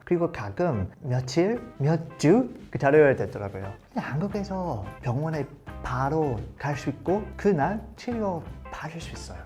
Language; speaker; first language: Korean; non-native, learner; English